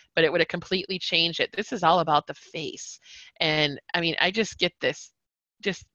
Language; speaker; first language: English; native; English